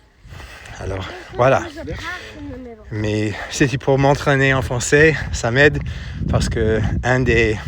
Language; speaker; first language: French; non-native, fluent; English